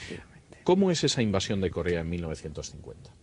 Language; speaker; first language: Spanish; native; Spanish